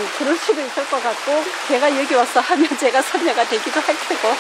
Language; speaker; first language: Korean; native; Korean